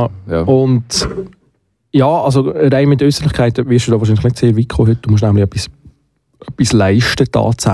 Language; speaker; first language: German; native; German